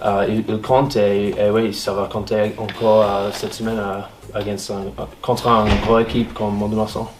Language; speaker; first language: French; non-native, fluent; English